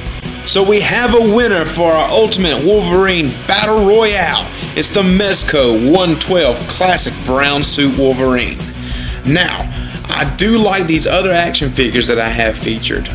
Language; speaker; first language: English; native; English